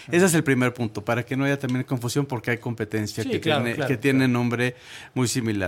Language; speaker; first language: Spanish; native; Spanish